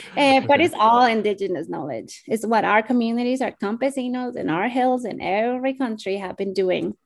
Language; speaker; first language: English; non-native, fluent; Spanish